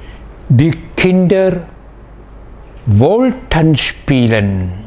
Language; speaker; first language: German; non-native, fluent; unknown